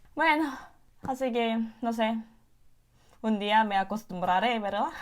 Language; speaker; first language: Spanish; non-native, fluent; Korean